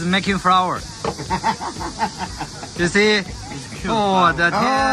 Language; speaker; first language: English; non-native, learner; Chinese